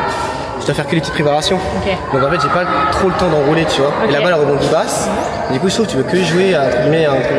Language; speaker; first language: French; native; French